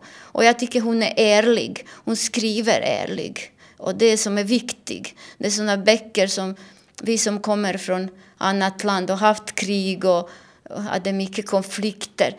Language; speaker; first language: Swedish; non-native, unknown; Bosnian